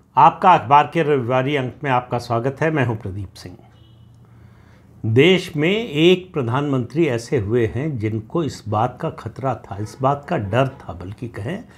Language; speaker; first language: Hindi; native; Hindi